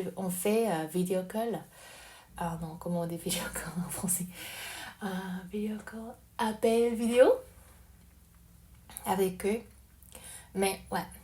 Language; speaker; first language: French; non-native, learner; Japanese